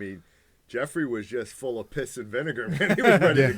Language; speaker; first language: English; native; English